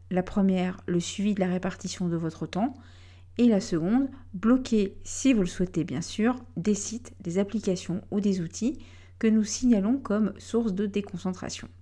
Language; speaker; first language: French; native; French